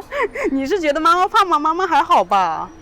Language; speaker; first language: Chinese; native; Chinese